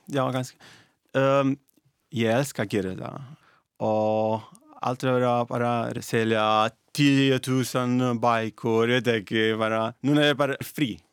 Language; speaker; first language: Icelandic; non-native, learner; Italian